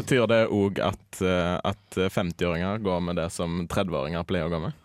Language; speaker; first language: Norwegian; native; Norwegian